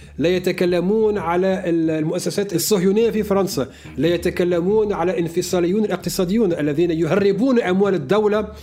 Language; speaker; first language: Arabic; early bilingual, heritage; Arabic